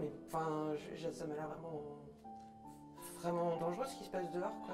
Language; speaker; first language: French; native; French